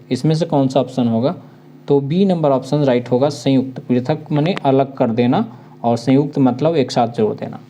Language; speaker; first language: Hindi; native; Hindi